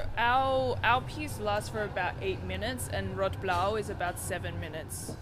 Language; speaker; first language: English; native; English